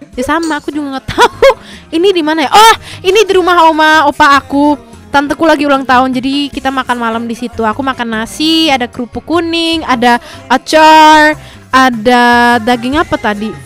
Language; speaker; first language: Indonesian; native; Indonesian